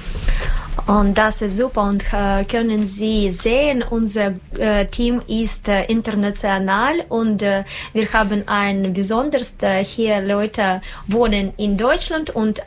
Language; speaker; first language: German; non-native, learner; Russian